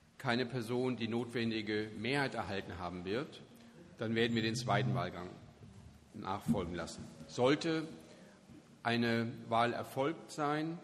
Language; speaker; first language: German; native; German